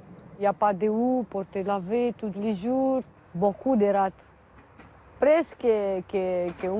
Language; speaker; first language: French; non-native, learner; Romanian